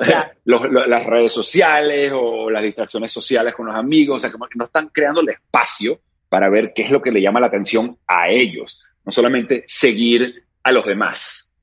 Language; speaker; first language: Spanish; native; Spanish